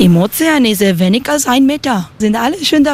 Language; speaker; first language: German; non-native, learner; Spanish